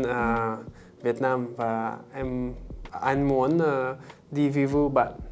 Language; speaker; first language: Vietnamese; non-native, learner; English